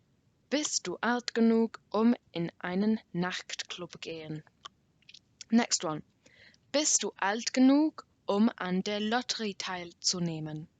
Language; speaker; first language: German; non-native, learner; English